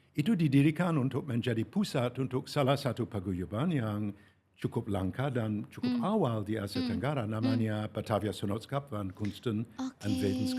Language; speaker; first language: Indonesian; non-native, fluent; English